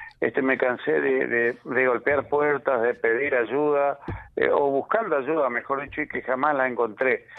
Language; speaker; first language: Spanish; native; Spanish